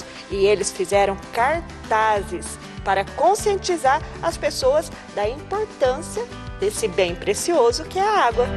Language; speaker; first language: Portuguese; native; Portuguese